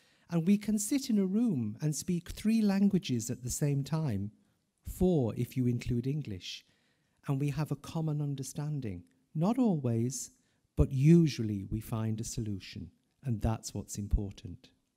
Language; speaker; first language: English; native; English